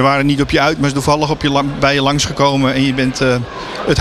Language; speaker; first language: Dutch; native; Dutch